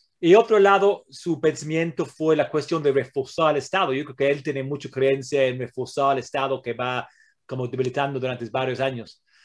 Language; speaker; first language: Spanish; non-native, fluent; English